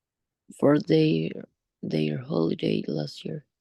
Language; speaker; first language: English; non-native, learner; Spanish